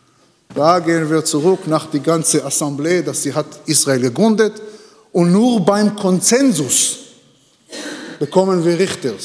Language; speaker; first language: German; non-native, learner; Hebrew